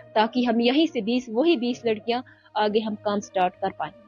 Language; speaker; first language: Hindi; native; Hindi